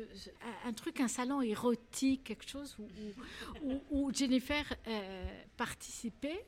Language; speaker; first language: French; non-native, local second language; Arabic